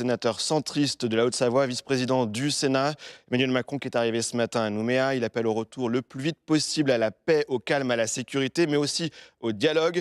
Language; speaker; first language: French; native; French